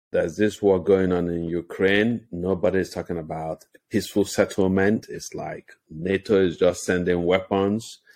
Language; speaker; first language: English; non-native, local second language; Igbo